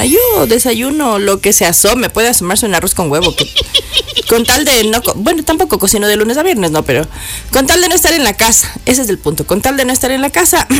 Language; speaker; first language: Spanish; native; Spanish